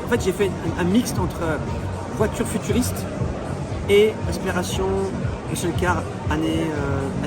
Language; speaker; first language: French; native; French